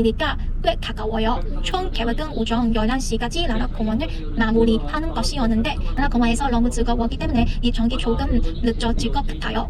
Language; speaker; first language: Korean; non-native, learner; Cantonese